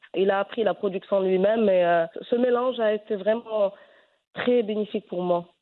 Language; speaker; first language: French; non-native, local second language; Arabic